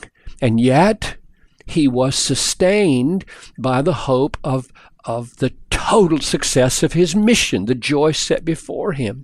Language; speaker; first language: English; native; English